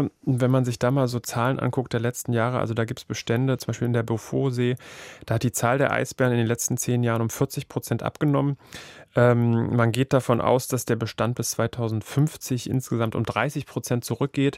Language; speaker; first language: German; native; German